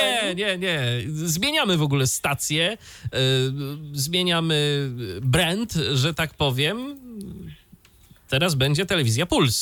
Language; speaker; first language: Polish; native; Polish